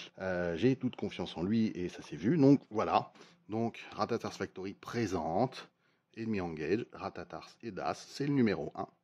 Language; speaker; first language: French; native; French